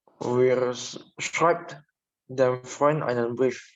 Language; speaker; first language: German; non-native, learner; Indonesian